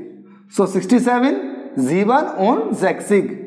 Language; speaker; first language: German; non-native, learner; Hindi